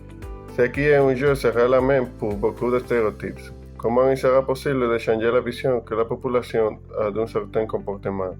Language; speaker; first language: French; non-native, learner; Spanish